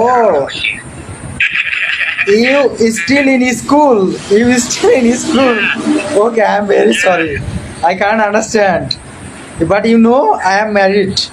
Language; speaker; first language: English; non-native, learner; Bangla